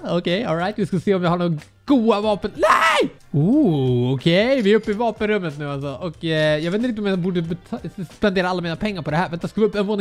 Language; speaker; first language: Swedish; native; Swedish